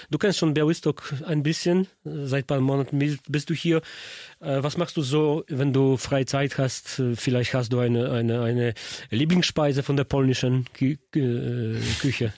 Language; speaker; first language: German; non-native, learner; Polish